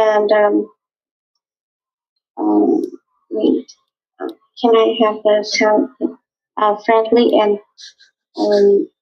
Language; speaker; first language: English; non-native, learner; Vietnamese